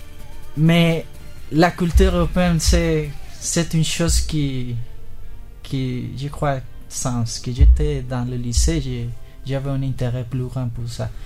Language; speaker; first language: French; non-native, learner; Spanish